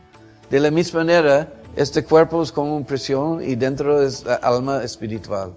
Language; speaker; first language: Spanish; non-native, fluent; English